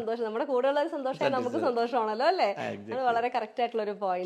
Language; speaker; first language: Malayalam; native; Malayalam